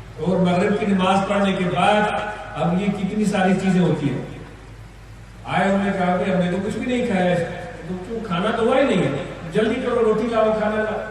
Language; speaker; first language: Urdu; non-native, local second language; Sindhi